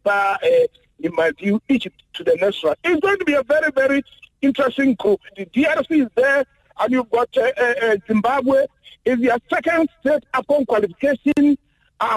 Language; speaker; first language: English; non-native, local second language; Akan